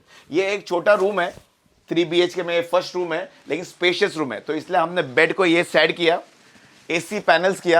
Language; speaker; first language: Hindi; non-native, local second language; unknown